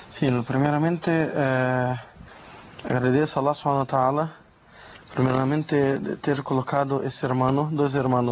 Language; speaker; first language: Spanish; non-native, learner; Portuguese